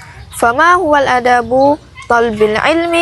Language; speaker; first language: Arabic; non-native, learner; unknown